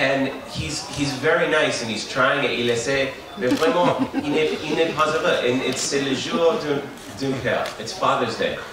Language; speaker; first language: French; non-native, learner; English